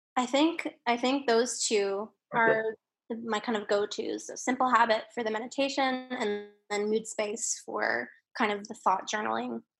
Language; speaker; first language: English; native; English